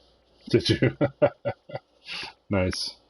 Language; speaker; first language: English; native; English